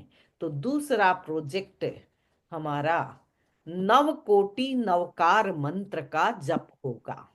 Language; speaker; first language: Hindi; native; Hindi